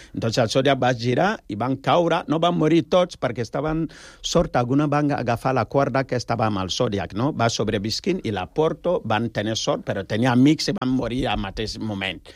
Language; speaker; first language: Catalan; non-native, learner; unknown